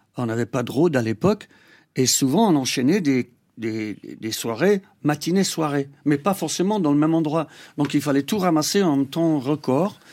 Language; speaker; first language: French; non-native, fluent; English